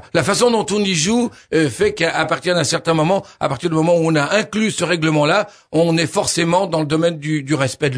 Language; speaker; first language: French; native; French